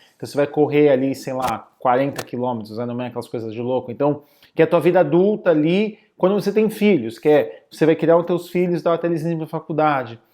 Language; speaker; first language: Portuguese; native; Portuguese